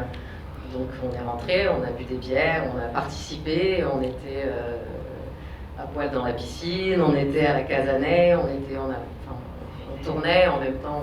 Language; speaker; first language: French; native; French